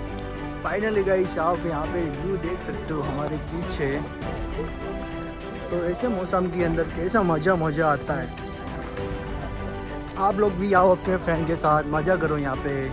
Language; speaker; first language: Hindi; non-native, local second language; Gujarati